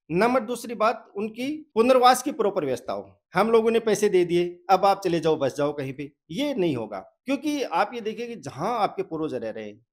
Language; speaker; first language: Hindi; native; Hindi